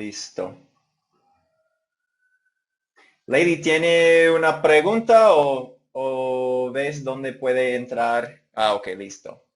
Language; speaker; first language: Spanish; non-native, fluent; English